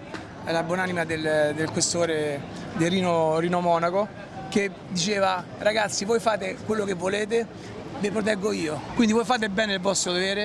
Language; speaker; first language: Italian; native; Italian